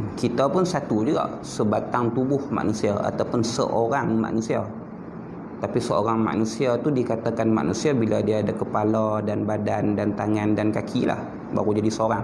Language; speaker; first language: Malay; native; Malay